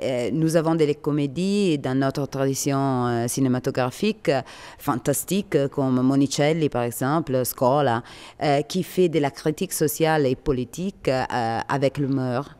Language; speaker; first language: French; non-native, learner; Italian